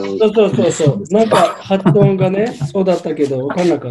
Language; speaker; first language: Japanese; non-native, fluent; Uyghur